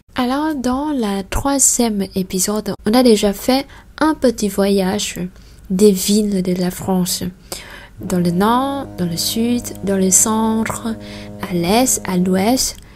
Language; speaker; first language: French; non-native, fluent; Vietnamese